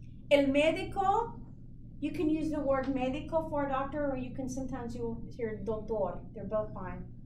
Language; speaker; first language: English; native; English